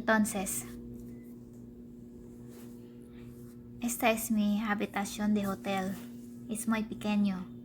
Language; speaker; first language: Spanish; non-native, learner; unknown